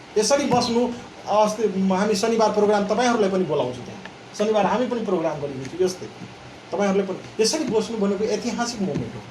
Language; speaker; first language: Nepali; non-native, local second language; Maithili